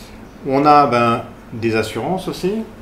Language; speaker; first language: French; native; French